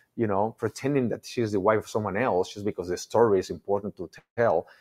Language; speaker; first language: English; non-native, fluent; Spanish